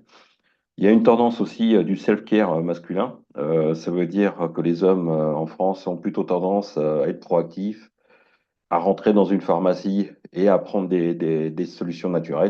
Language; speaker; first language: French; native; French